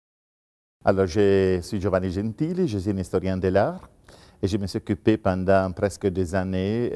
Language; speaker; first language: French; non-native, fluent; Italian